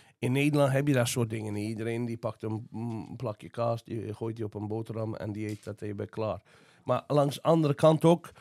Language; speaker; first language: Dutch; non-native, fluent; Azerbaijani